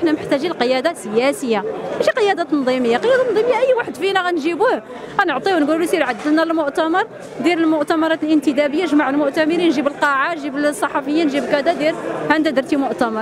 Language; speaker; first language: Arabic; native; Arabic